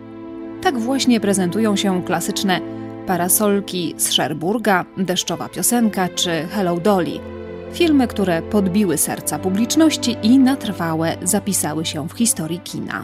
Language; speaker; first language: Polish; native; Polish